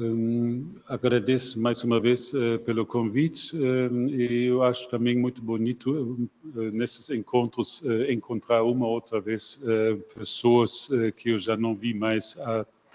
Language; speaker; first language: Portuguese; non-native, fluent; German